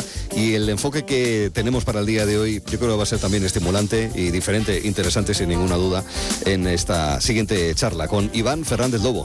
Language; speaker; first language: Spanish; native; Spanish